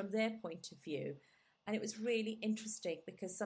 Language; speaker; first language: English; non-native, local second language; Gujarati